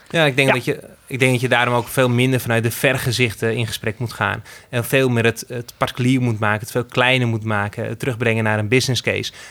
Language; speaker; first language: Dutch; native; Dutch